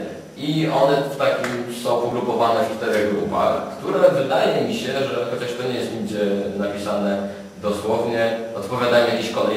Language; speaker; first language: Polish; native; Polish